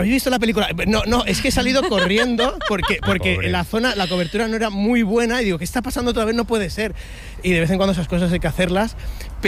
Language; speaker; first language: Spanish; native; Spanish